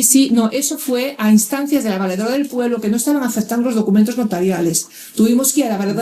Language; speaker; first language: Spanish; native; Spanish